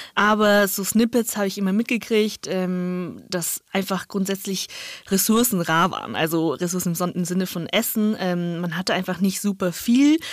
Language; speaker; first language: German; non-native, fluent; Chinese